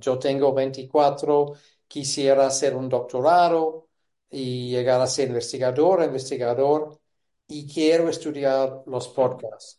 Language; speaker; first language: Spanish; non-native, fluent; English